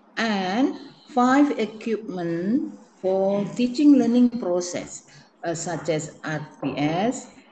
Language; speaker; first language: English; non-native, learner; Indonesian